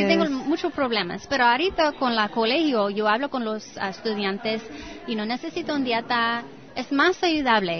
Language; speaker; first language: Spanish; non-native, learner; English